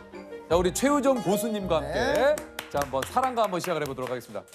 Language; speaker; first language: Korean; native; Korean